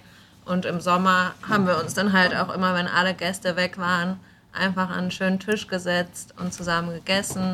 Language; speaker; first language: German; native; German